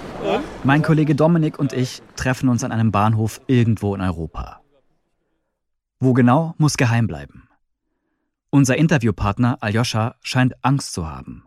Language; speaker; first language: German; native; German